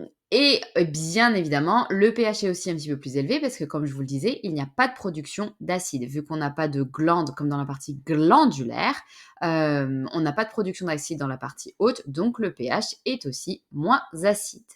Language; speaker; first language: French; native; French